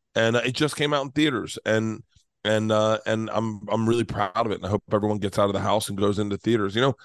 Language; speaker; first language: English; native; English